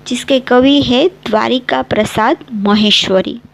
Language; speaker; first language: Hindi; non-native, local second language; Gujarati